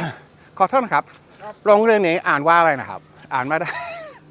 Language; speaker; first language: Thai; non-native, learner; English